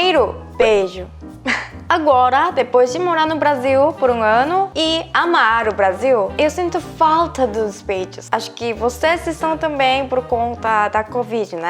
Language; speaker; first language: Portuguese; non-native, fluent; Korean